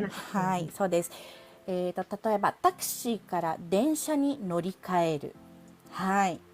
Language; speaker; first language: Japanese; non-native, fluent; Filipino